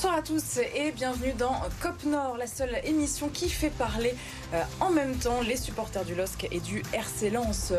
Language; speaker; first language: French; native; French